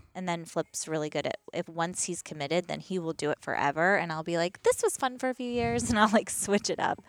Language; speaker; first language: English; native; English